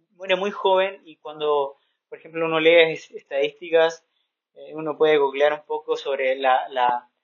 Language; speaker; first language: Spanish; native; Spanish